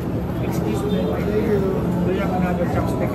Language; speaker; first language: English; non-native, learner; Filipino